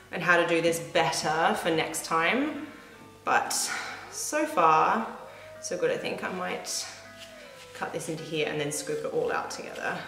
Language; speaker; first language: English; native; English